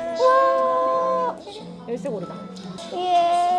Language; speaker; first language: Korean; native; Korean